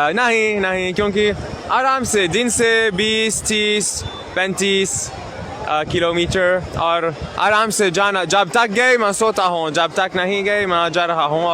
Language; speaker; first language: Hindi; non-native, learner; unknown